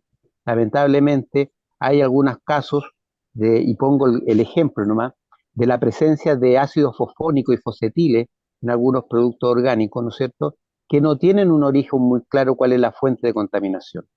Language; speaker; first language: Spanish; native; Spanish